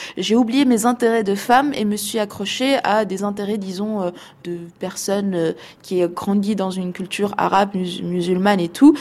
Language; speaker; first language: French; non-native, local second language; Arabic